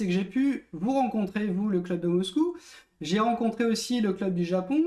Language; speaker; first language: French; native; French